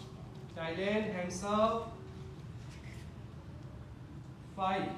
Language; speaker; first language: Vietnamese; non-native, learner; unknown